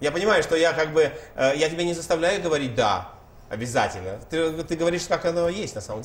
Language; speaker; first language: Russian; native; Russian